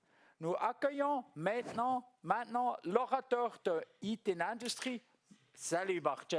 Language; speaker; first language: French; non-native, local second language; German